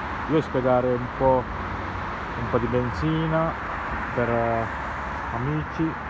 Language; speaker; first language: Italian; non-native, learner; Sinhala